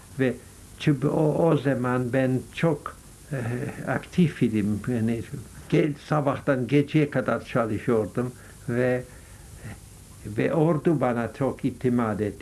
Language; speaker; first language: Turkish; non-native, fluent; English